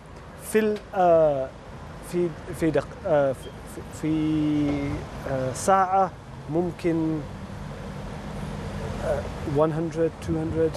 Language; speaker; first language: Arabic; non-native, learner; Urdu